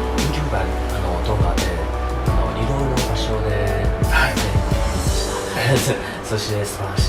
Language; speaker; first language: Japanese; non-native, learner; Chinese